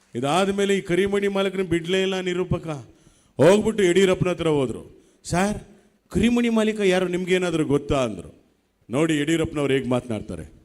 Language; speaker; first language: Kannada; native; Kannada